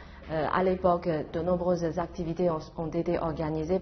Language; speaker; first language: French; non-native, fluent; Chinese